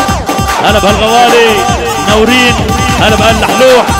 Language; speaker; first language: Arabic; native; Arabic